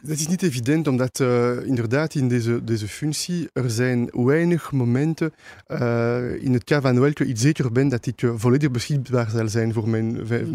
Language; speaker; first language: Dutch; non-native, local second language; French